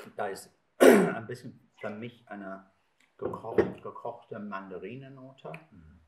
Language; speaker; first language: German; non-native, fluent; English